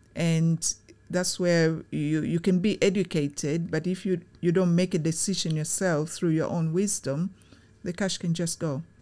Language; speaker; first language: English; non-native, local second language; Swahili